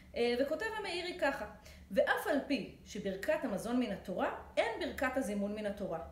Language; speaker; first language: Hebrew; native; Hebrew